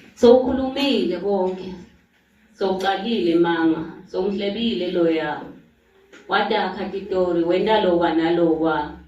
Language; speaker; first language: Zulu; non-native, local second language; Swati